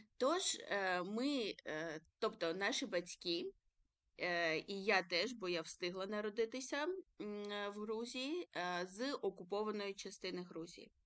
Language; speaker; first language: Ukrainian; early bilingual, other home language; Georgian